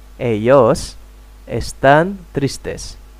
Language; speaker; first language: Spanish; non-native, fluent; Indonesian